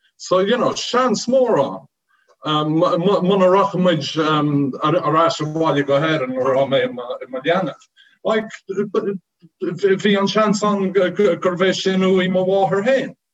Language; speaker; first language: Irish; non-native, fluent; English